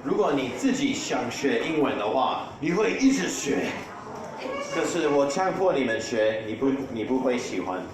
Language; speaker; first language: Chinese; non-native, fluent; English